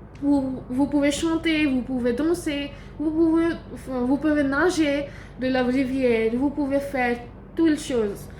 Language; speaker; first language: French; non-native, learner; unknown